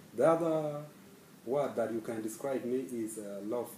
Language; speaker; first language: English; non-native, fluent; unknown